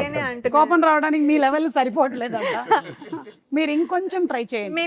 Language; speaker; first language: Telugu; native; Telugu